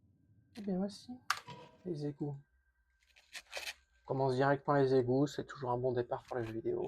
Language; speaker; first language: French; native; French